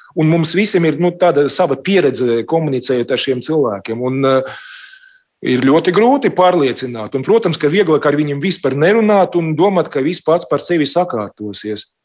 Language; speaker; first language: Latvian; non-native, local second language; Russian